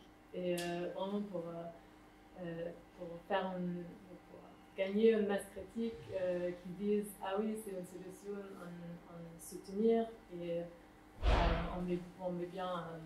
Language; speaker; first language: French; non-native, fluent; Dutch